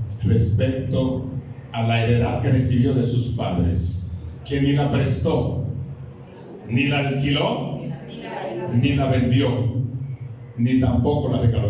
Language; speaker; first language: Spanish; native; Spanish